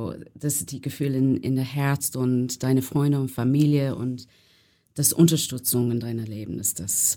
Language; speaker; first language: German; non-native, learner; English